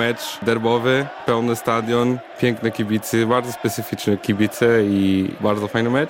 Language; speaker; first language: Polish; non-native, fluent; Portuguese